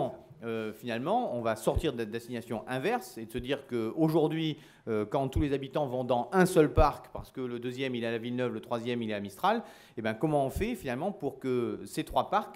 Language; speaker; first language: French; native; French